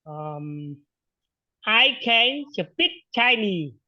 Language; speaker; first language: English; non-native, learner; Vietnamese